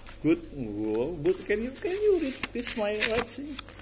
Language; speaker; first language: English; non-native, learner; Indonesian